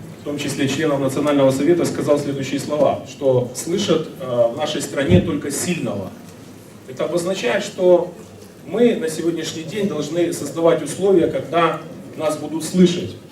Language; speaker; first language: Russian; native; Russian